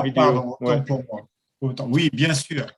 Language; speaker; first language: French; native; French